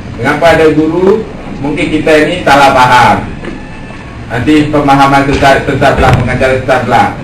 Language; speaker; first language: Malay; non-native, local second language; Tamil